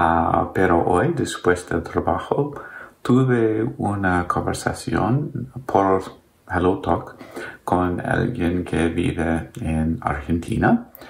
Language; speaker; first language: Spanish; non-native, learner; English